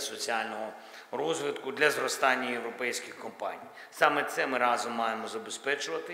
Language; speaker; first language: Ukrainian; non-native, local second language; Russian